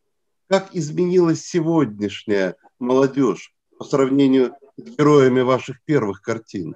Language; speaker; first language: Russian; native; Russian